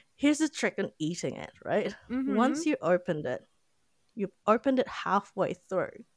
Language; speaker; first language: English; non-native, local second language; Filipino